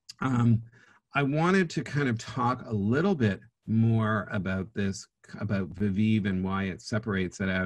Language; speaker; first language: English; native; English